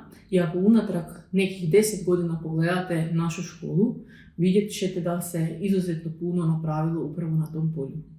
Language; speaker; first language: Croatian; native; Croatian